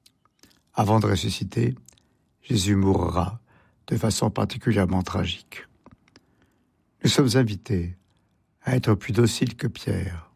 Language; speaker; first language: French; native; French